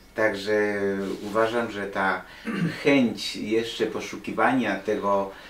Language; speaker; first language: Polish; non-native, fluent; Spanish